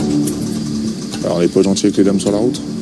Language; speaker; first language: French; native; French